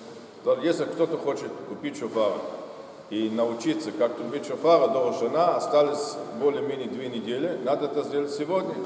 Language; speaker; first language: Russian; non-native, fluent; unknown